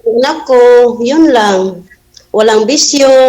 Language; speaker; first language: Filipino; non-native, local second language; Cebuano